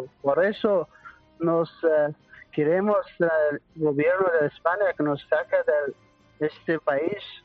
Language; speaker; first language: Spanish; non-native, learner; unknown